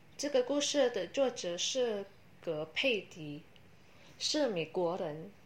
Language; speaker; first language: Chinese; non-native, learner; Indonesian